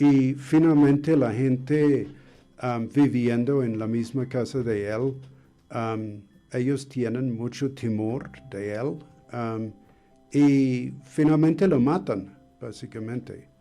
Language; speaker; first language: Spanish; non-native, fluent; English